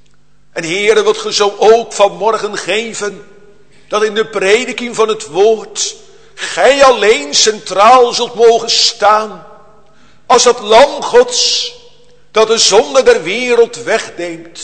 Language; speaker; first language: Dutch; native; Dutch